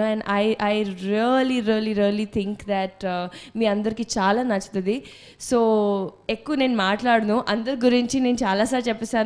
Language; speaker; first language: Telugu; non-native, fluent; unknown